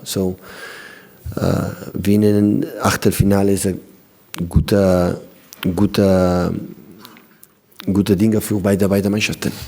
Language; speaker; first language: German; non-native, learner; Catalan